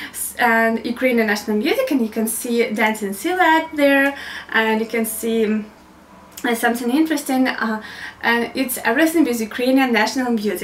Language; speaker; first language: English; non-native, learner; Ukrainian